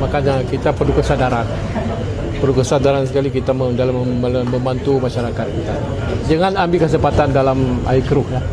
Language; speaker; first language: Indonesian; non-native, local second language; Achinese